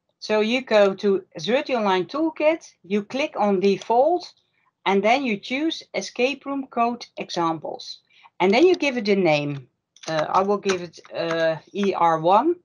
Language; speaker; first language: English; non-native, fluent; Dutch